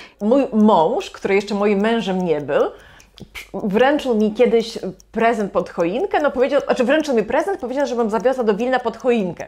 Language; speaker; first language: Polish; native; Polish